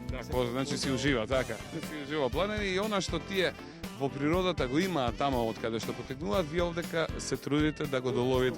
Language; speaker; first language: Macedonian; native; Macedonian